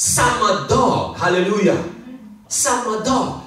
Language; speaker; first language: Swedish; non-native, fluent; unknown